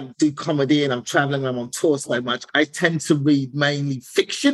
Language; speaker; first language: English; native; English